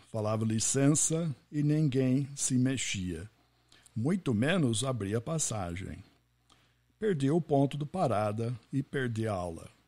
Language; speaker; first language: Portuguese; non-native, fluent; English